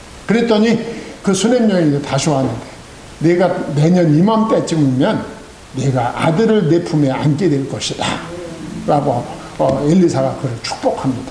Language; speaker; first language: Korean; native; Korean